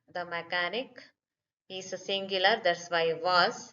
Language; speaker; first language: English; non-native, local second language; Kannada